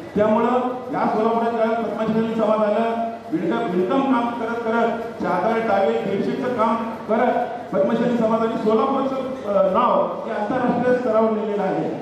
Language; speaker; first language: Marathi; non-native, local second language; Telugu